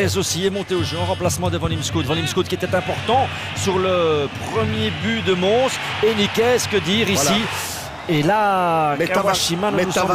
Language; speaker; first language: French; native; French